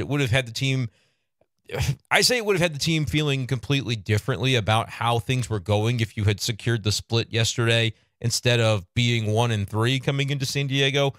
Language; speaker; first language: English; native; English